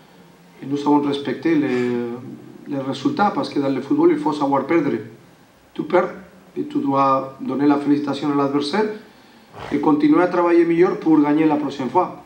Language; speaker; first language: French; non-native, learner; Spanish